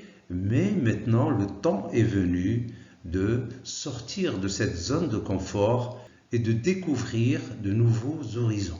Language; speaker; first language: French; non-native, local second language; Arabic